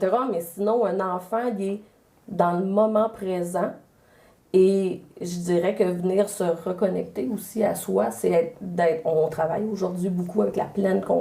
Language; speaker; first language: French; native; French